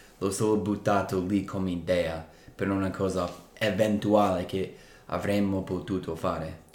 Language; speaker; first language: Italian; non-native, fluent; English